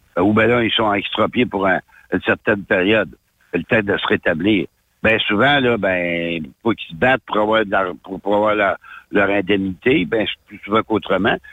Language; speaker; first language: French; native; French